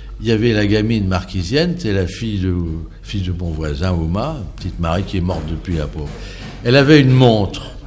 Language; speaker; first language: French; native; French